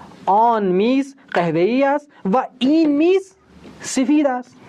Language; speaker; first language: Persian; non-native, fluent; Urdu